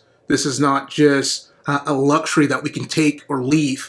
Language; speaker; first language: English; native; English